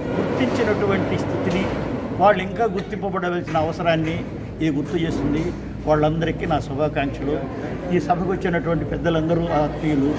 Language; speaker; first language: Telugu; native; Telugu